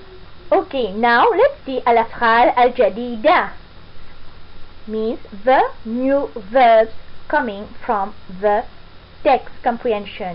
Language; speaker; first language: English; non-native, fluent; French